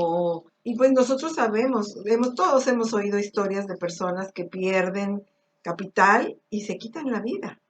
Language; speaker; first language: Spanish; native; Spanish